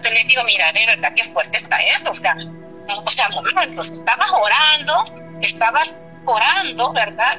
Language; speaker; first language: Spanish; native; Spanish